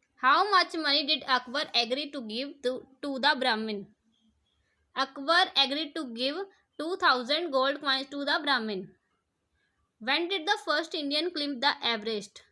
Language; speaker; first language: English; non-native, local second language; Punjabi